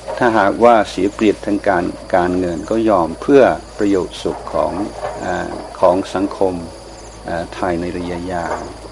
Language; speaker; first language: Thai; non-native, fluent; English